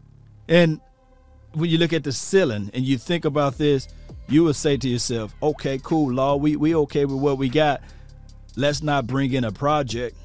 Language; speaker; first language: English; native; English